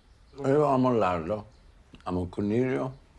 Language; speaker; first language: Italian; non-native, learner; English